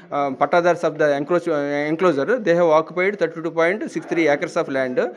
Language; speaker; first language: English; non-native, local second language; Telugu